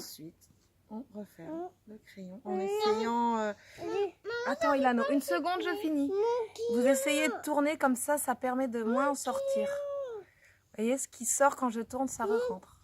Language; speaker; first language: French; native; French